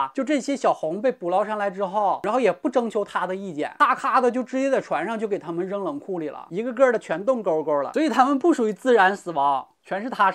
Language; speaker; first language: Chinese; native; Chinese